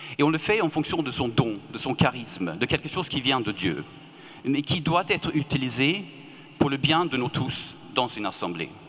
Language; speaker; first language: French; non-native, fluent; Swedish